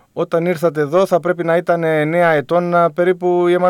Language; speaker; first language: Greek; native; Greek